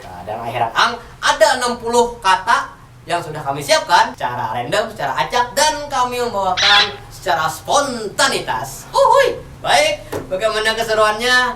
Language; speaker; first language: Indonesian; non-native, local second language; Banjar